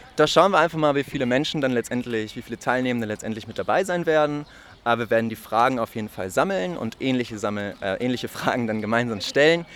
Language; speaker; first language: German; native; German